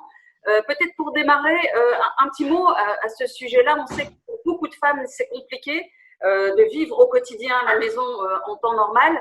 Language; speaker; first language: French; native; French